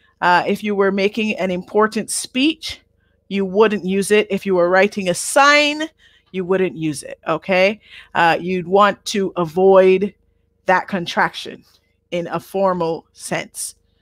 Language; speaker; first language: English; native; English